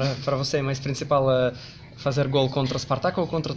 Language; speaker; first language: Portuguese; non-native, learner; Russian